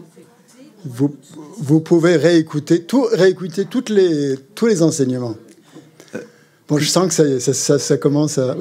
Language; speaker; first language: French; native; French